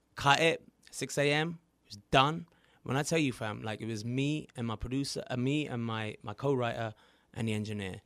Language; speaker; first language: English; native; English